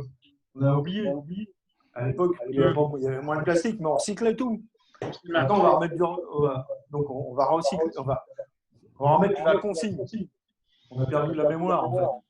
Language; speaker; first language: French; native; French